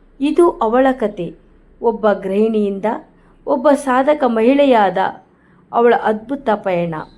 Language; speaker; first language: Kannada; non-native, local second language; Konkani